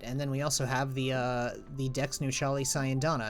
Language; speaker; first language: English; native; English